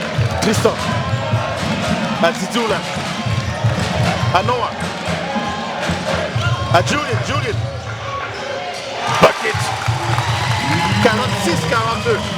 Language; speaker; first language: French; native; French